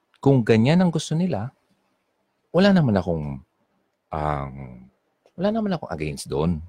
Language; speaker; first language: Filipino; non-native, local second language; Bikol